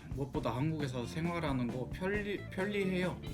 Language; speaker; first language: Korean; non-native, fluent; German